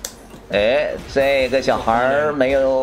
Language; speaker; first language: Chinese; native; Chinese